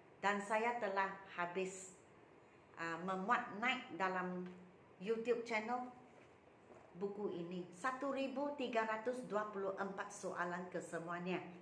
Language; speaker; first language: Malay; non-native, local second language; Chinese